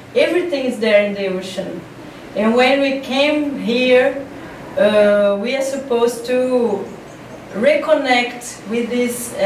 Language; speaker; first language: English; non-native, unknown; Portuguese